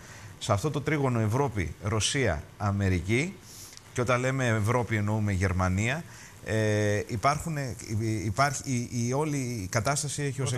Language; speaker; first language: Greek; native; Greek